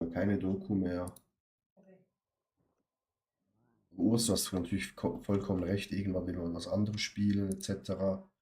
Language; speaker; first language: German; native; German